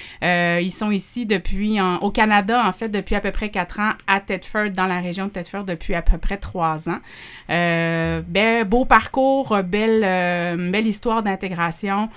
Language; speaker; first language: French; native; French